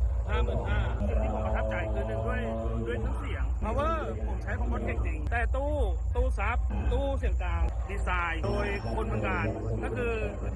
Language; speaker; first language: Thai; native; Thai